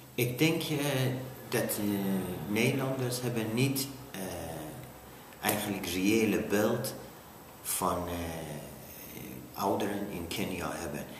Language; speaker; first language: Dutch; non-native, learner; Persian